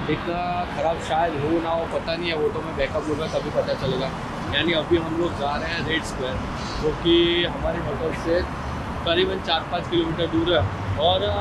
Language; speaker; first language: Hindi; non-native, local second language; Gujarati